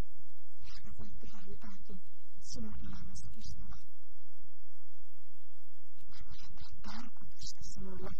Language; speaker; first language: Finnish; early bilingual, heritage; Finnish